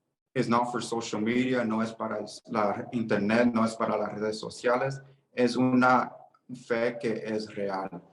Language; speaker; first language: Spanish; early bilingual, heritage; Spanish